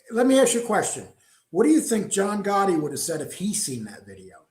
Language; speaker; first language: English; native; English